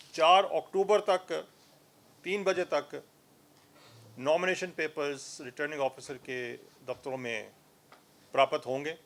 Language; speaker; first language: Hindi; non-native, local second language; Punjabi